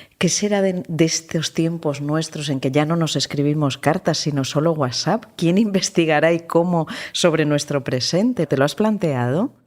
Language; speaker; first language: Spanish; native; Spanish